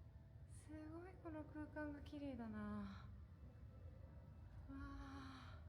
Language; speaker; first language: Japanese; native; Japanese